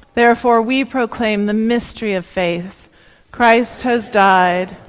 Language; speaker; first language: English; native; English